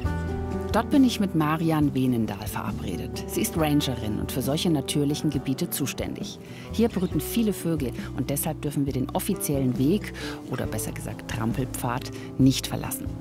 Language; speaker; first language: German; native; German